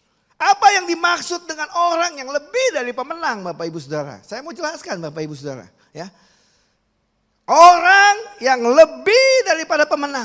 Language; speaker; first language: Indonesian; native; Indonesian